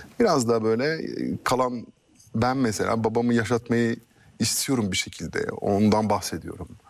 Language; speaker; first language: Turkish; early bilingual, heritage; Turkish